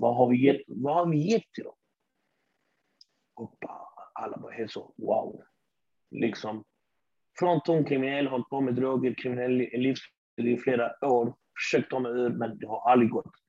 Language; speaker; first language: Swedish; early bilingual, other home language; Arabic